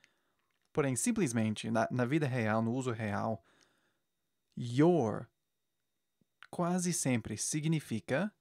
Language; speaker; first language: Portuguese; non-native, fluent; English